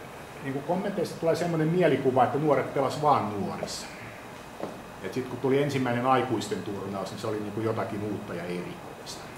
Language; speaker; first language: Finnish; native; Finnish